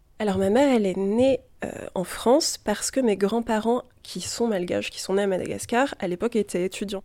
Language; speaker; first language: French; native; French